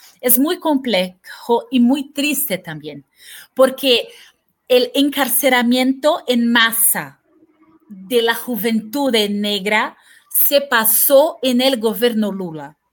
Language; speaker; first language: Spanish; non-native, fluent; Portuguese